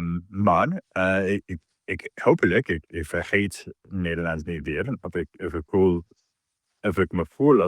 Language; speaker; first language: Dutch; non-native, learner; English